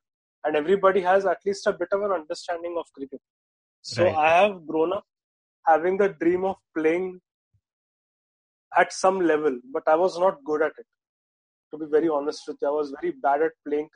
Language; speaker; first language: English; non-native, local second language; Marathi